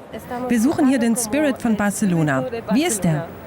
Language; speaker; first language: German; native; German